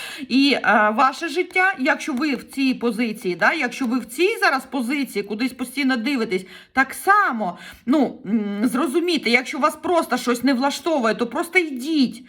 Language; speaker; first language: Ukrainian; non-native, local second language; Russian